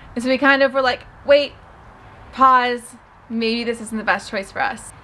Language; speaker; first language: English; native; English